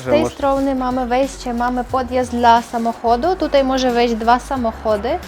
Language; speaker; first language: Polish; non-native, fluent; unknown